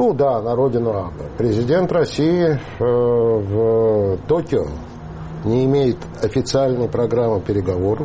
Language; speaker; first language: Russian; native; Russian